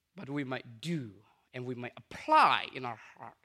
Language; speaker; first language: English; non-native, fluent; Burmese